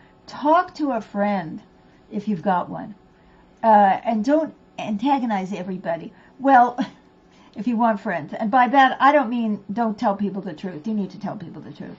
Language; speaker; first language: English; native; English